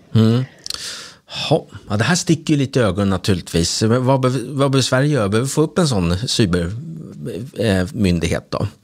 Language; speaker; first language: Swedish; native; Swedish